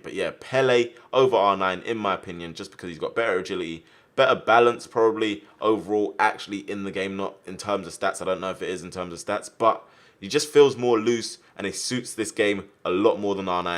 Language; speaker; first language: English; native; English